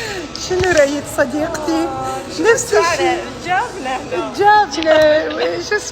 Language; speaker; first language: Arabic; native; Arabic